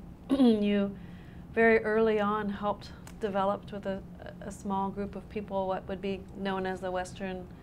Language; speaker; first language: English; native; English